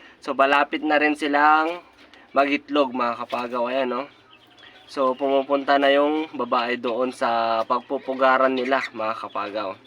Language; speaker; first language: Filipino; native; Filipino